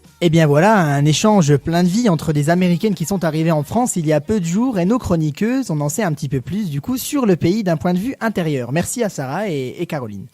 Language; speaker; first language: French; native; French